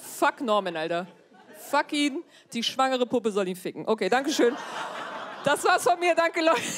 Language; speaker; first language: German; early bilingual, other home language; Turkish